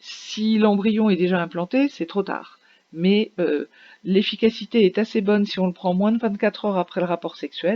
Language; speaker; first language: French; native; French